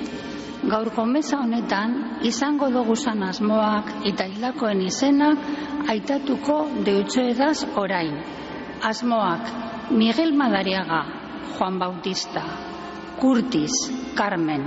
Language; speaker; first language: Basque; native; Basque